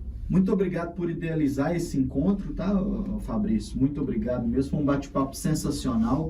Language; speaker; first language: Portuguese; native; Portuguese